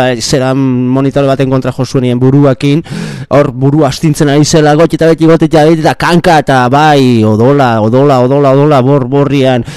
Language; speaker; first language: Basque; native; Basque